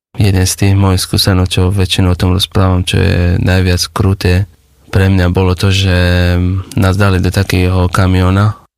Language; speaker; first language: Slovak; non-native, fluent; Persian